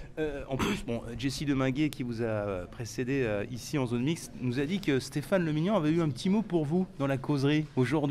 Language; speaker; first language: French; native; French